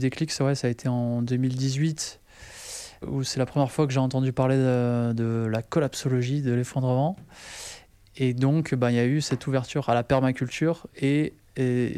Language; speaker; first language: French; native; French